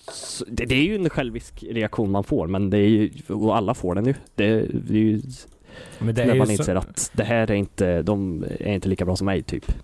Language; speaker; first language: Swedish; native; Swedish